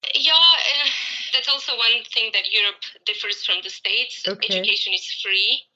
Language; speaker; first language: English; non-native, fluent; Croatian